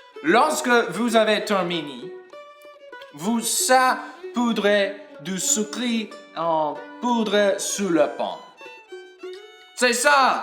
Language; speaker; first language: French; non-native, learner; English